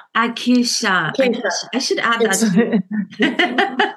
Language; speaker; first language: English; non-native, fluent; Kazakh